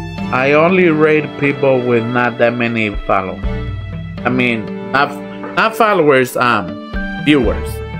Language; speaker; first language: English; early bilingual, other home language; Spanish